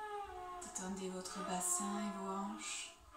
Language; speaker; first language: French; native; French